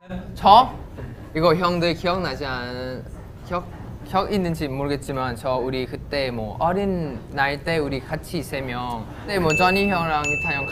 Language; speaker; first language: Korean; non-native, fluent; Thai